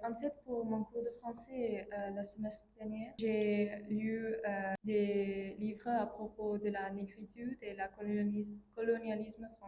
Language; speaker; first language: French; non-native, fluent; English